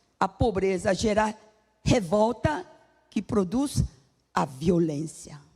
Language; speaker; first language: Portuguese; non-native, fluent; Korean